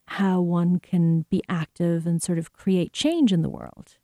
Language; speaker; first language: English; native; English